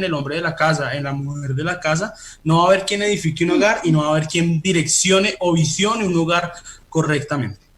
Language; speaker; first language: Spanish; native; Spanish